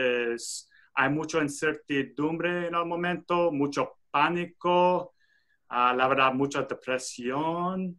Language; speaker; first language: Spanish; non-native, fluent; English